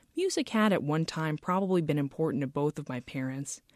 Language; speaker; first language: English; native; English